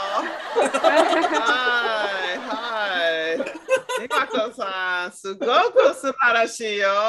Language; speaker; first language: Japanese; non-native, learner; English